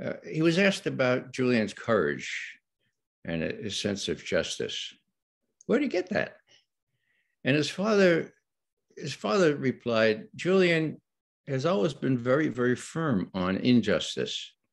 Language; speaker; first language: English; native; English